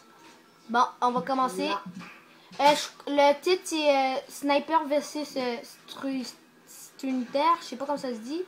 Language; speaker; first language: French; native; French